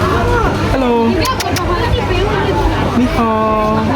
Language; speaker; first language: Chinese; non-native, learner; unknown